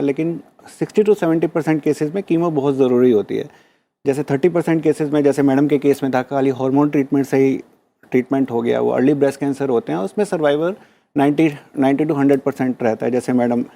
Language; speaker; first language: Hindi; native; Hindi